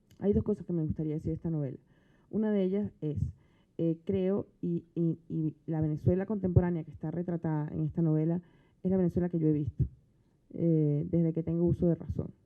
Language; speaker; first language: Spanish; native; Spanish